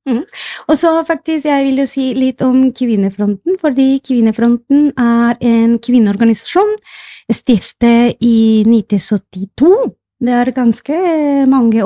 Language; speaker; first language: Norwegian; non-native, fluent; Spanish